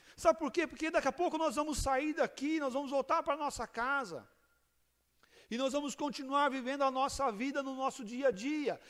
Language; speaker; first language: Portuguese; native; Portuguese